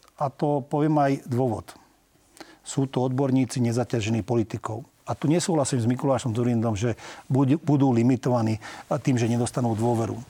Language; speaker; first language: Slovak; non-native, local second language; Hungarian